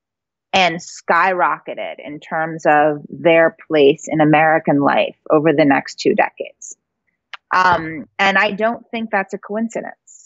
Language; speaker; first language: English; native; English